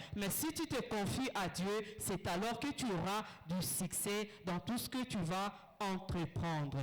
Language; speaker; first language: French; non-native, local second language; Lingala